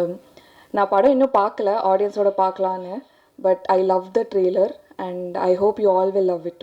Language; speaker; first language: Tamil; non-native, learner; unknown